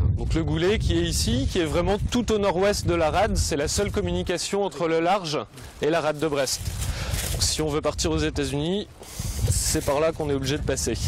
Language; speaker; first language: French; native; French